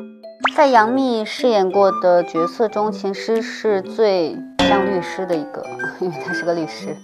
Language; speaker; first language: Chinese; native; Chinese